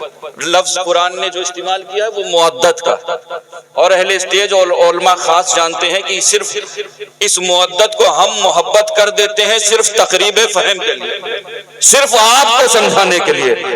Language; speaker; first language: Urdu; native; Urdu